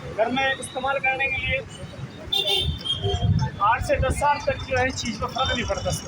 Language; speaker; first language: Hindi; native; Hindi